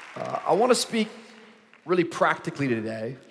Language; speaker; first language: English; native; English